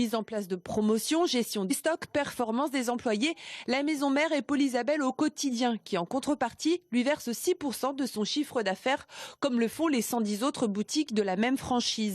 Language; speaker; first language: French; native; French